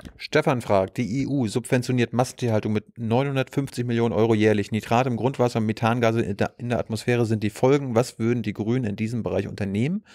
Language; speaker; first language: German; native; German